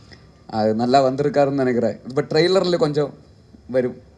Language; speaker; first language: Tamil; non-native, learner; Malayalam